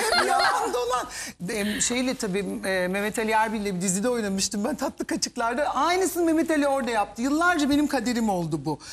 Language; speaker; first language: Turkish; early bilingual, heritage; Turkish